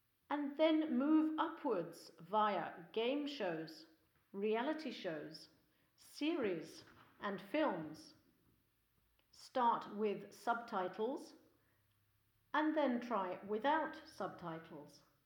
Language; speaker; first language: English; native; English